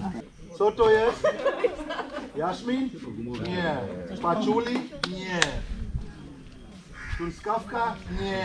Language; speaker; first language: Polish; non-native, learner; Swahili